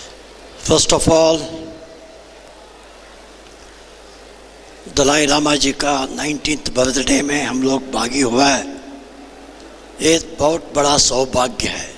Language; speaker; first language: Hindi; non-native, local second language; Kannada